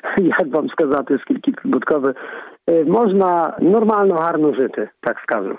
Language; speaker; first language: Ukrainian; early bilingual, heritage; Ukrainian